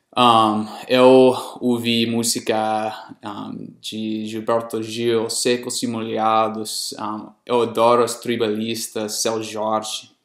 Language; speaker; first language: Portuguese; non-native, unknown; English